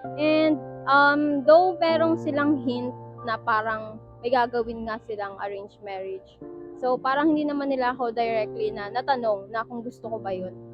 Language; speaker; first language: Filipino; native; Filipino